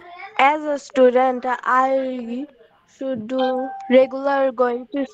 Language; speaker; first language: English; non-native, learner; Bangla